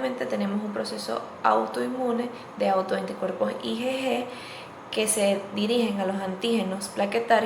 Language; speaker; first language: Spanish; native; Spanish